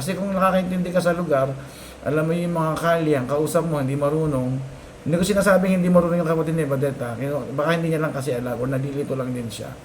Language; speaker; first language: Filipino; native; Filipino